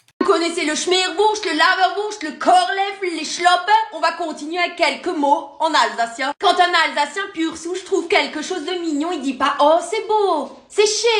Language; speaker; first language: French; native; French